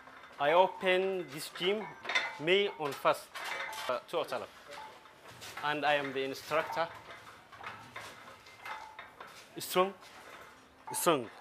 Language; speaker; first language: English; non-native, local second language; Somali